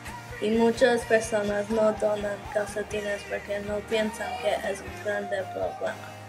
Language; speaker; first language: Spanish; non-native, learner; English